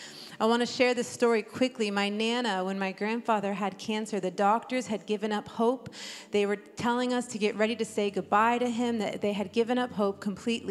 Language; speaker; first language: English; native; English